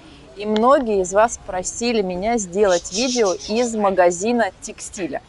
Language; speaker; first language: Russian; native; Russian